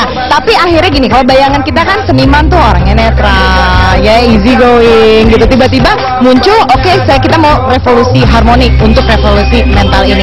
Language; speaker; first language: Indonesian; native; Indonesian